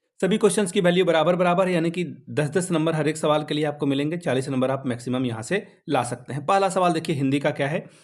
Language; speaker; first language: Hindi; native; Hindi